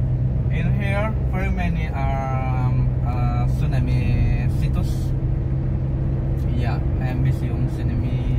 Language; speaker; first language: English; non-native, learner; Indonesian